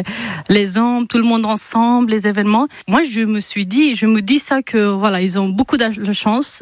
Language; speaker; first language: French; non-native, fluent; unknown